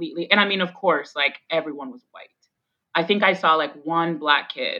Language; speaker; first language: English; early bilingual, other home language; Spanish